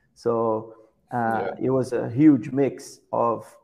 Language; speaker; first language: English; non-native, fluent; Portuguese